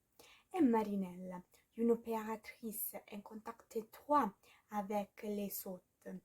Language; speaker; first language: French; non-native, learner; Italian